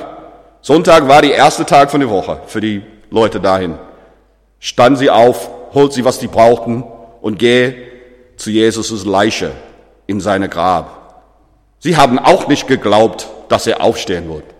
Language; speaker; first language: German; non-native, fluent; English